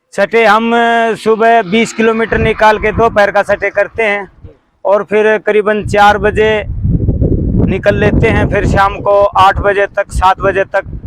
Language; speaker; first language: Hindi; native; Hindi